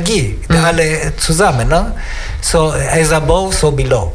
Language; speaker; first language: German; non-native, learner; Italian